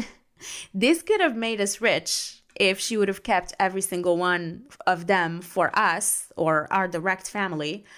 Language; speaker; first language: English; non-native, fluent; Arabic